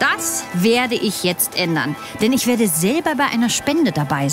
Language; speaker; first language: German; native; German